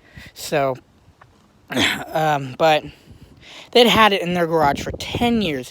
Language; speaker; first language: English; native; English